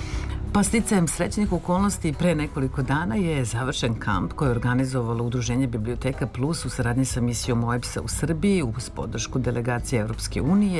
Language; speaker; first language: Serbian; native; Serbian